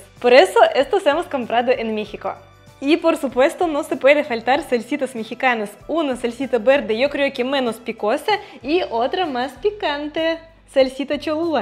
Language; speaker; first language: Spanish; non-native, fluent; Russian